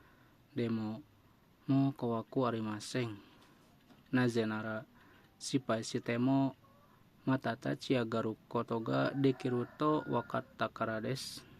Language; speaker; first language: Japanese; non-native, learner; Indonesian